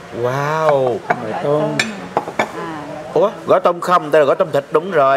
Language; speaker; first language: Vietnamese; native; Vietnamese